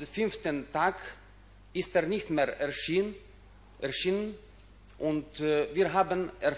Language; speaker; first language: German; non-native, fluent; Ukrainian